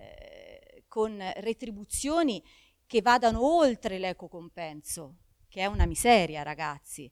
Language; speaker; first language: Italian; native; Italian